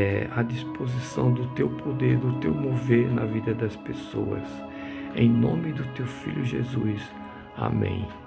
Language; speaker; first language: Portuguese; native; Portuguese